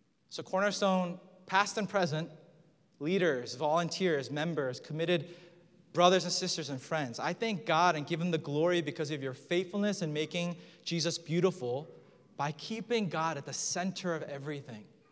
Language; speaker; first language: English; early bilingual, other home language; Korean